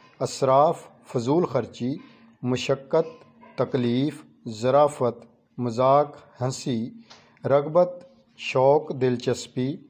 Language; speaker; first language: Urdu; non-native, local second language; Punjabi